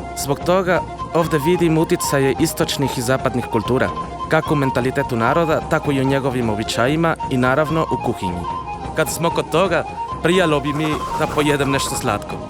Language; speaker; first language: Serbian; non-native, fluent; Spanish